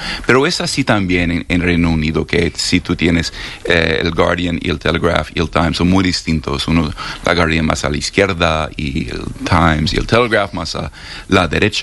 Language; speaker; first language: Spanish; non-native, fluent; English